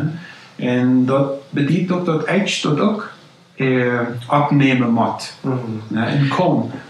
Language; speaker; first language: German; non-native, local second language; Plautdietsch